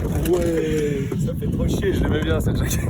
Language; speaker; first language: French; native; French